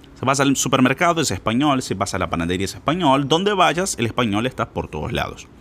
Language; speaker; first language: Spanish; non-native, fluent; Portuguese